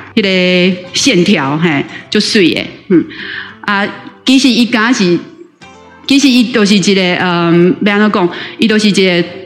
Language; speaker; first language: Chinese; native; Chinese